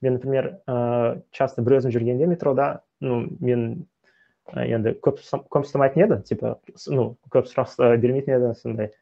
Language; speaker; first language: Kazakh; non-native, local second language; Russian